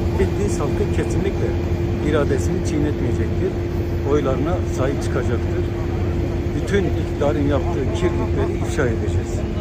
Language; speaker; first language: Turkish; non-native, local second language; Kurdish